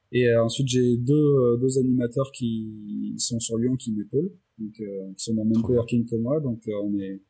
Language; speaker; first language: French; native; French